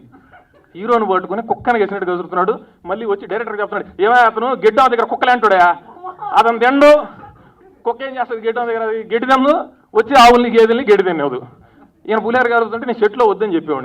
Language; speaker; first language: Telugu; native; Telugu